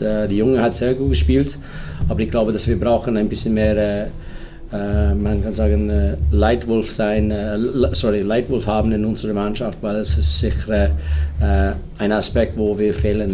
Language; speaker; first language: German; non-native, learner; English